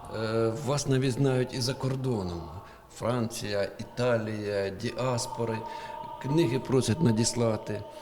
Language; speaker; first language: Ukrainian; native; Ukrainian